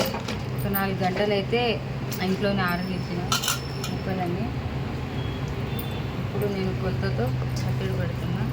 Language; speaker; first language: Telugu; native; Telugu